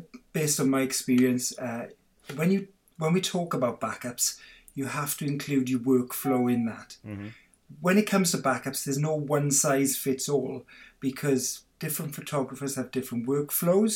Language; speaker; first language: English; native; English